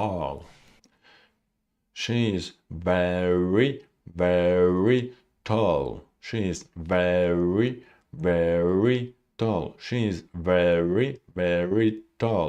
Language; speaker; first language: English; non-native, learner; Russian